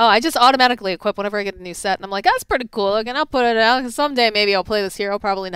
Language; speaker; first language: English; native; English